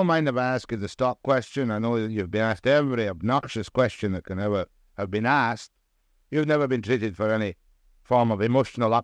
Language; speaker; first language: English; native; English